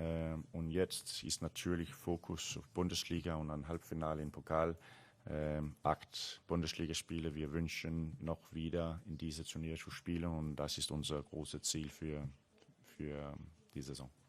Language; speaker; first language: German; non-native, learner; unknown